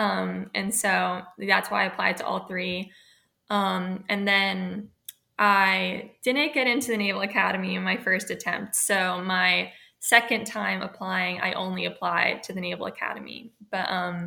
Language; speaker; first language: English; native; English